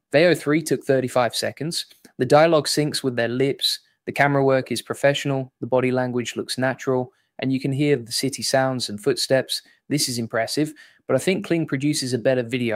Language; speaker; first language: English; native; English